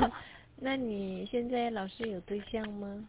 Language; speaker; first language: Chinese; non-native, learner; Korean